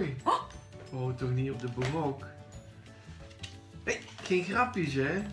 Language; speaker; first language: Dutch; native; Dutch